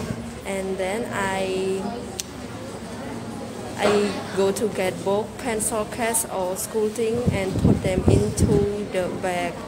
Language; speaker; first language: English; non-native, learner; Khmer